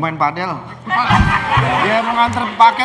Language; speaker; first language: Indonesian; native; Indonesian